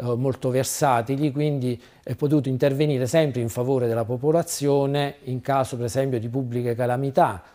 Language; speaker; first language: Italian; native; Italian